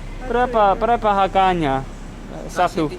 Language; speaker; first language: Indonesian; non-native, learner; English